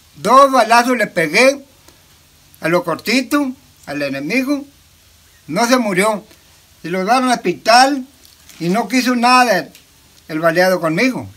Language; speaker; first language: Spanish; native; Spanish